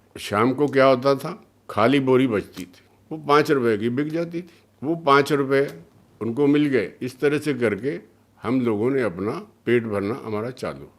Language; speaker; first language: Hindi; early bilingual, other home language; Punjabi